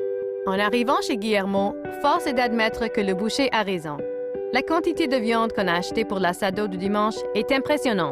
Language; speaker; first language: French; native; French